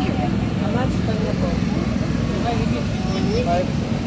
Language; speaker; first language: English; non-native, learner; Russian